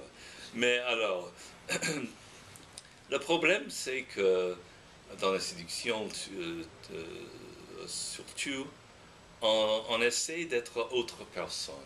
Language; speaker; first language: French; non-native, fluent; English